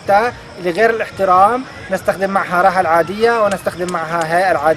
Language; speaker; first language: Arabic; native; Arabic